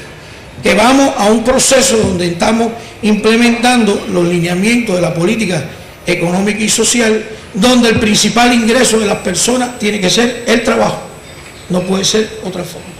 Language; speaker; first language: Spanish; native; Spanish